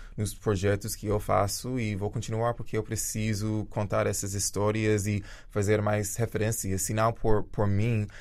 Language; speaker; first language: Portuguese; early bilingual, other home language; Jamaican Creole English